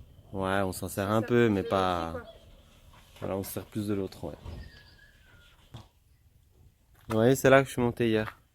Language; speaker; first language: French; native; French